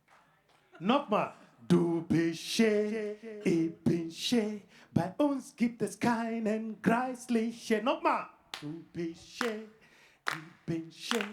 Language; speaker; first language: German; non-native, fluent; Igbo